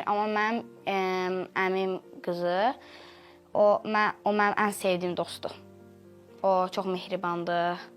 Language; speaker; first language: Azerbaijani; early bilingual, heritage; Azerbaijani